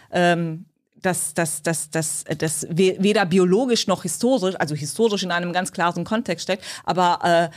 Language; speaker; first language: German; early bilingual, other home language; Turkish